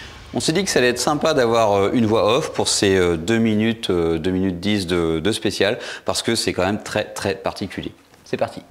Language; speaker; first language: French; native; French